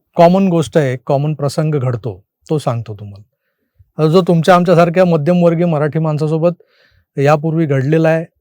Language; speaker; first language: Marathi; native; Marathi